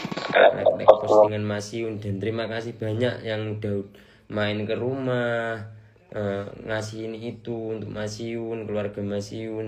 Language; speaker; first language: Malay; non-native, local second language; Javanese